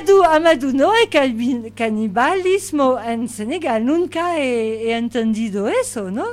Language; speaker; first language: Spanish; non-native, learner; French